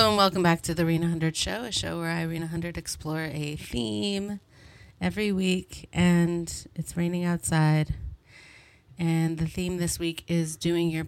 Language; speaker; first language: English; native; English